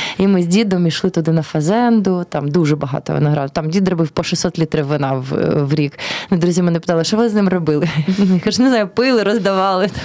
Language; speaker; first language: Ukrainian; early bilingual, heritage; Ukrainian